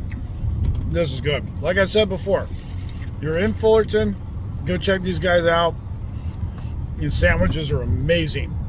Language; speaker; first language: English; native; English